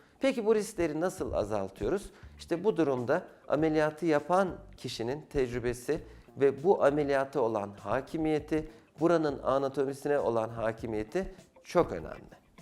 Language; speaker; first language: Turkish; native; Turkish